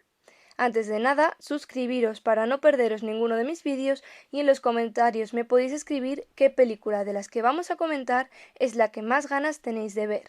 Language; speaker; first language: Spanish; native; Spanish